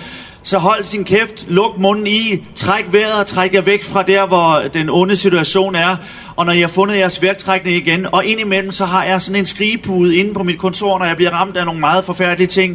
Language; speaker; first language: Danish; native; Danish